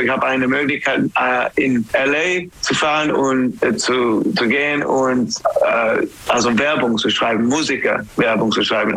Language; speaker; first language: German; non-native, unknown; English